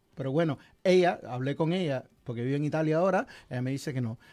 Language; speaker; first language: Spanish; native; Spanish